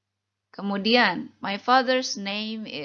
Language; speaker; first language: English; non-native, fluent; Indonesian